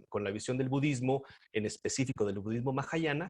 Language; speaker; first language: Spanish; native; Spanish